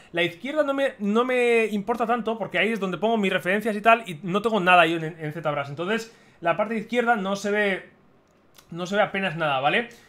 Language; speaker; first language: Spanish; native; Spanish